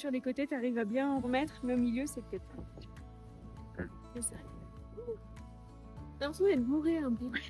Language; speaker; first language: French; native; French